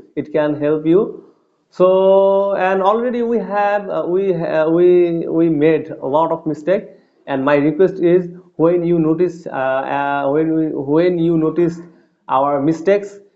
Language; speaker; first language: English; non-native, learner; Bangla